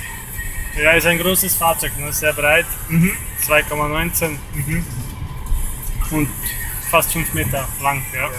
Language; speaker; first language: German; native; German